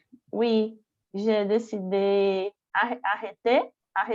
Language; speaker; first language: French; non-native, learner; Portuguese